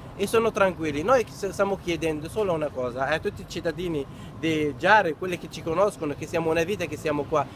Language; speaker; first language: Italian; non-native, learner; Arabic